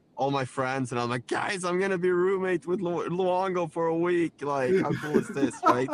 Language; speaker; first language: English; non-native, fluent; Swedish